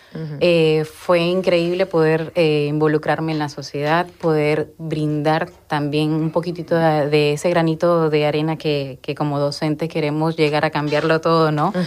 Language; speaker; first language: Spanish; native; Spanish